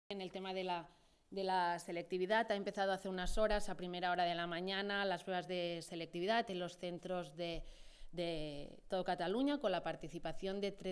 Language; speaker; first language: Spanish; non-native, local second language; Catalan